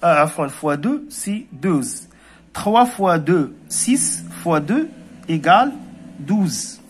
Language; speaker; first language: French; non-native, local second language; Arabic